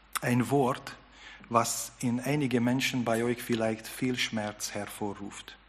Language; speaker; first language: German; non-native, fluent; Hungarian